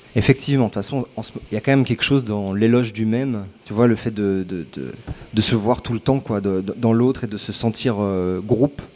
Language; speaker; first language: French; native; French